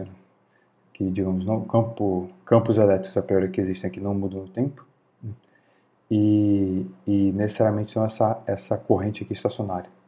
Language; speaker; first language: Portuguese; native; Portuguese